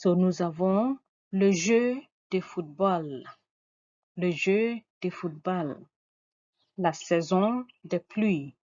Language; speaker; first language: French; non-native, fluent; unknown